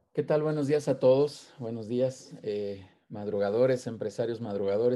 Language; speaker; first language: Spanish; native; Spanish